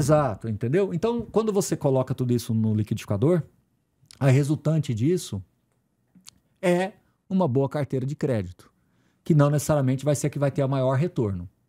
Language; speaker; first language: Portuguese; native; Portuguese